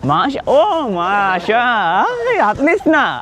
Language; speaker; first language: Russian; non-native, learner; Bangla